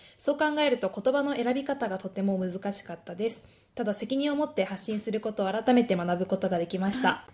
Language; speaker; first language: Japanese; native; Japanese